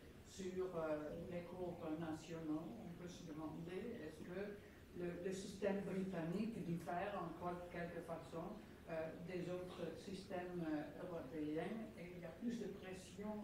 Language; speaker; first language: French; non-native, fluent; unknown